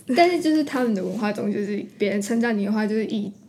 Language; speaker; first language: Chinese; native; Chinese